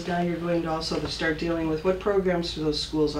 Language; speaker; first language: English; native; English